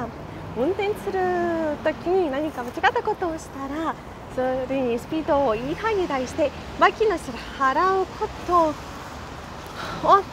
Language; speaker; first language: Japanese; non-native, fluent; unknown